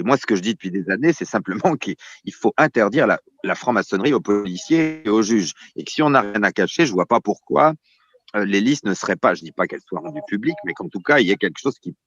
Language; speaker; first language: French; native; French